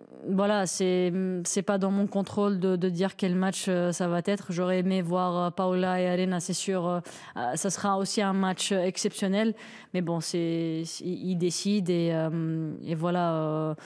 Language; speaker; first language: French; non-native, local second language; Arabic